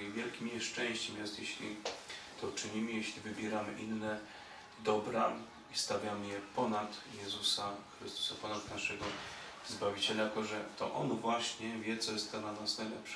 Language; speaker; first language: Polish; native; Polish